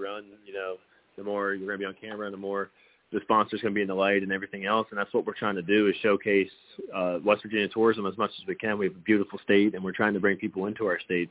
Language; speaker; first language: English; native; English